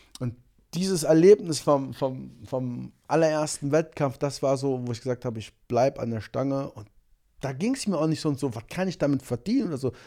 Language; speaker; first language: German; early bilingual, other home language; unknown